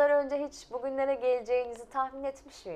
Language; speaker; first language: Turkish; native; Turkish